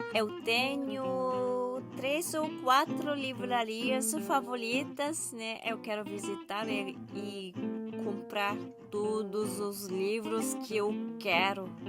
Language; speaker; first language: Portuguese; non-native, learner; Japanese